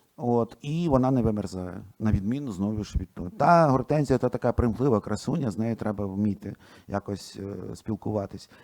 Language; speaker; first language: Ukrainian; non-native, local second language; Russian